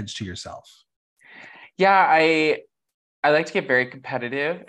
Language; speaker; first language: English; native; English